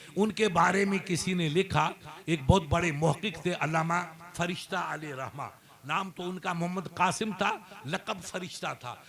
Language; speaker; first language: Urdu; non-native, local second language; Sindhi